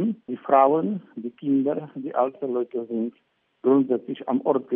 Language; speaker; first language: German; non-native, fluent; Polish